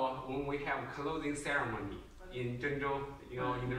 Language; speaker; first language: English; non-native, learner; Chinese